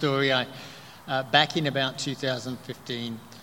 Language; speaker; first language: English; native; English